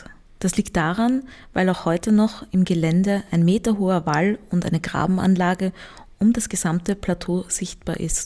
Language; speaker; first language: German; native; German